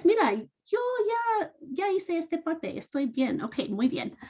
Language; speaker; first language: Spanish; non-native, fluent; English